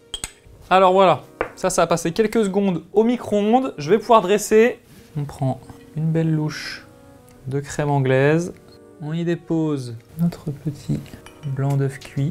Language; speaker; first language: French; native; French